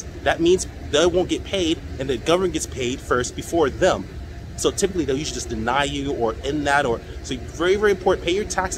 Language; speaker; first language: English; native; English